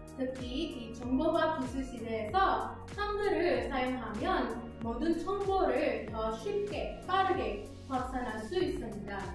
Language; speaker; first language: Korean; non-native, learner; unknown